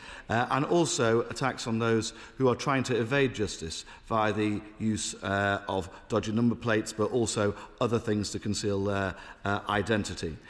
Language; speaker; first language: English; native; English